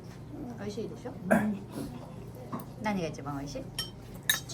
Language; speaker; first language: Japanese; native; Japanese